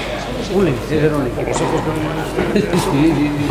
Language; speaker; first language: Spanish; native; Spanish